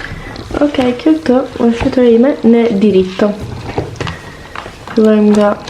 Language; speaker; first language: Albanian; early bilingual, heritage; Albanian